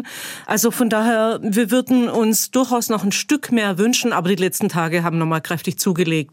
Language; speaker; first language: German; native; German